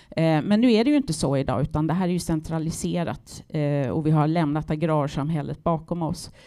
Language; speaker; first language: Swedish; native; Swedish